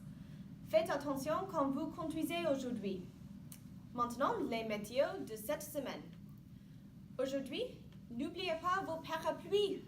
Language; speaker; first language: French; non-native, learner; English